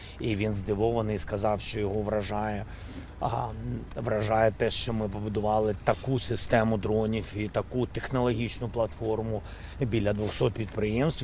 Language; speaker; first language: Ukrainian; non-native, local second language; Russian